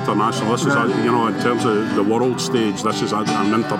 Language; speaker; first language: English; native; English